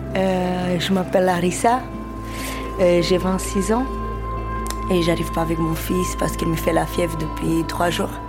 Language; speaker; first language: French; early bilingual, other home language; Romanian